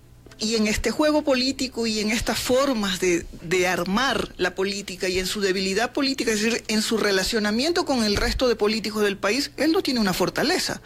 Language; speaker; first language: Spanish; native; Spanish